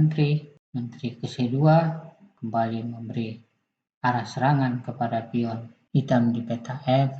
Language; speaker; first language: Indonesian; native; Indonesian